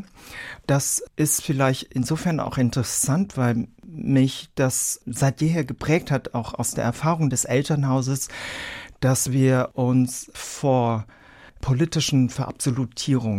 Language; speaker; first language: German; early bilingual, other home language; Vietnamese